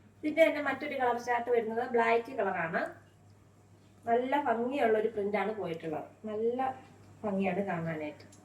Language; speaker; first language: Malayalam; native; Malayalam